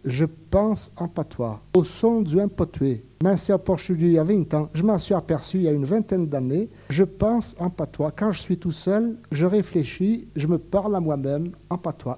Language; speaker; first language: French; native; French